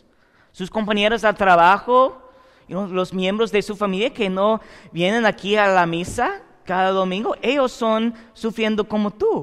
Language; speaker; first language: Spanish; non-native, learner; English